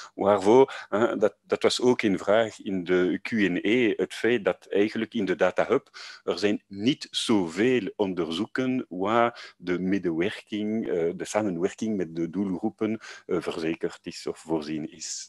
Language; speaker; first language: Dutch; non-native, learner; French